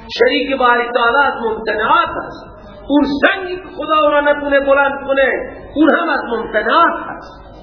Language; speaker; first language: Persian; non-native, local second language; Baluchi